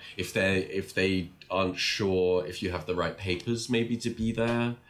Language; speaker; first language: English; native; English